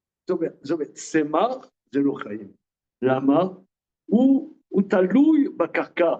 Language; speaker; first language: Hebrew; non-native, fluent; French